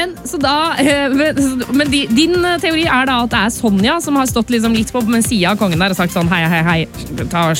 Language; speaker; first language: Norwegian; native; Norwegian